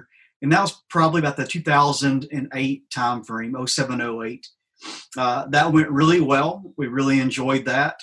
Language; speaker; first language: English; native; English